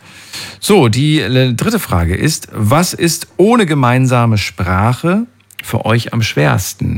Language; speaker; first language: German; native; German